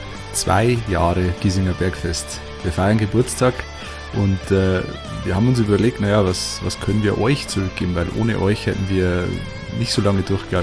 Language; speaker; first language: German; native; German